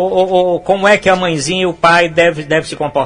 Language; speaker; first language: Portuguese; native; Portuguese